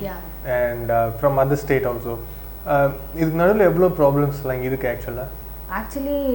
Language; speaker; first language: Tamil; native; Tamil